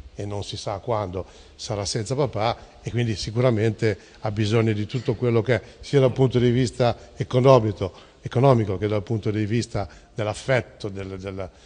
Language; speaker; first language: Italian; native; Italian